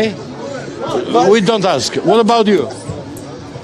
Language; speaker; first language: English; non-native, fluent; Albanian